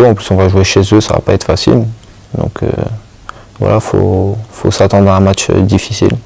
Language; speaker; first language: French; native; French